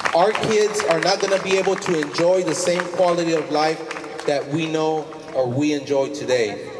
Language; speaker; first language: English; early bilingual, other home language; Spanish